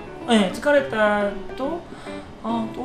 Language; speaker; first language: Japanese; non-native, learner; Korean